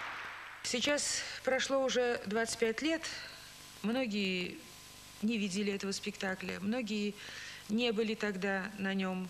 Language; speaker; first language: Russian; native; Russian